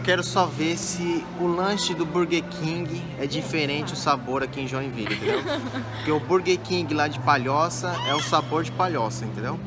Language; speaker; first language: Portuguese; native; Portuguese